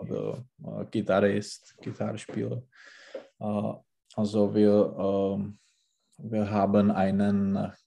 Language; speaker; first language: German; non-native, learner; Czech